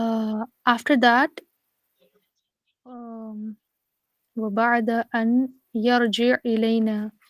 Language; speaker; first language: Arabic; non-native, learner; Urdu